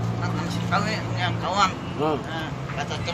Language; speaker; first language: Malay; non-native, learner; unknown